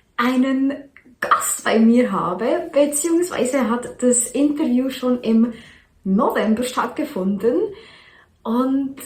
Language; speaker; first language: German; native; German